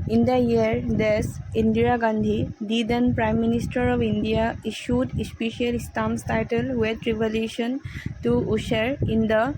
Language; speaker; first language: English; non-native, local second language; Assamese